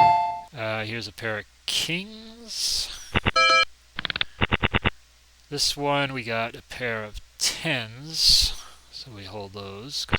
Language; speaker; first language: English; native; English